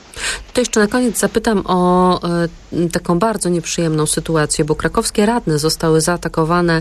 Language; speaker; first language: Polish; native; Polish